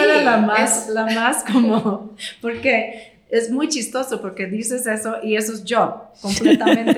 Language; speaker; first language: Spanish; non-native, fluent; English